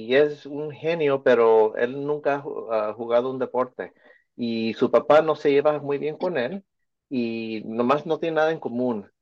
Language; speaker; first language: Spanish; early bilingual, heritage; Spanish